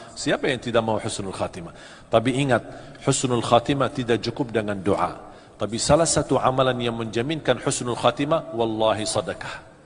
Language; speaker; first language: Malay; non-native, fluent; Arabic